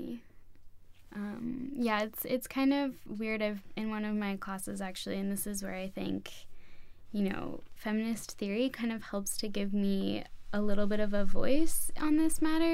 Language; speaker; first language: English; native; English